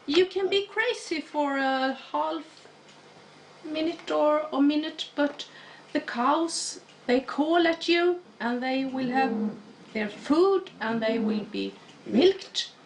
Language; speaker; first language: English; non-native, fluent; Swedish